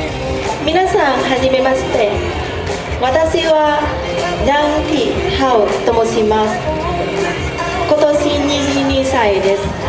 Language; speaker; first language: Japanese; non-native, learner; Vietnamese